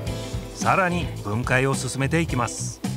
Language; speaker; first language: Japanese; native; Japanese